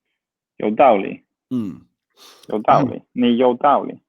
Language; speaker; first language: Chinese; non-native, learner; Swedish